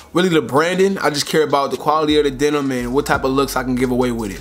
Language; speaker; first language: English; native; English